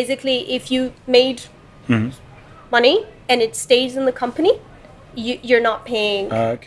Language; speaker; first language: English; non-native, fluent; Romanian